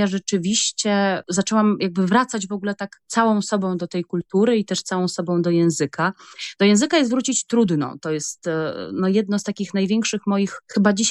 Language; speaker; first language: Polish; non-native, local second language; Kashubian